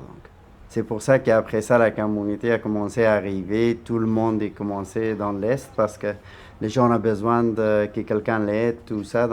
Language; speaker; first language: French; non-native, fluent; Persian